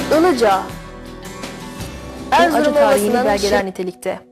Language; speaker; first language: Turkish; native; Turkish